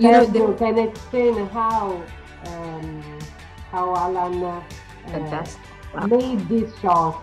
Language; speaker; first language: English; non-native, learner; Italian